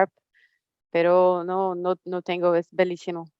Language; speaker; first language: Spanish; non-native, fluent; Portuguese